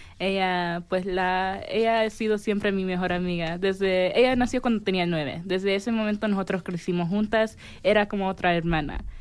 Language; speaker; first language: Spanish; early bilingual, heritage; Spanish